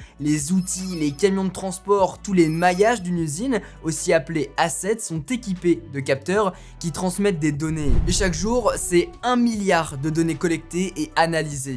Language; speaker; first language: French; native; French